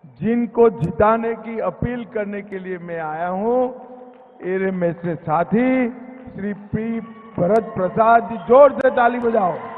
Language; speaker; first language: Hindi; non-native, local second language; Gujarati